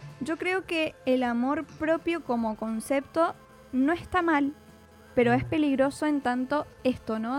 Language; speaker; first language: Spanish; native; Spanish